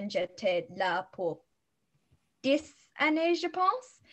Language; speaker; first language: French; non-native, local second language; English